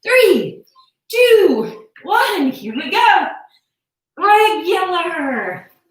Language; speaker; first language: English; native; English